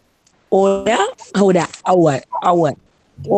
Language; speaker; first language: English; non-native, learner; Spanish